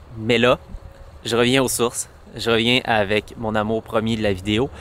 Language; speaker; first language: French; native; French